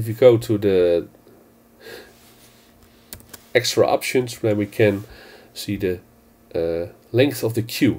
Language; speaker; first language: English; non-native, fluent; Dutch